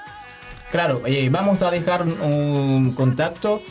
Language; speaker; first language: Spanish; non-native, learner; Haitian Creole